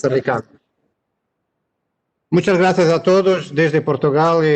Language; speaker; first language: Spanish; non-native, learner; Portuguese